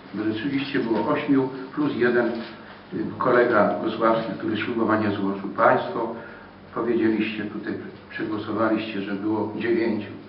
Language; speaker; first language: Polish; native; Polish